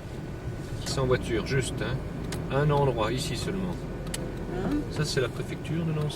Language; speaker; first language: French; native; French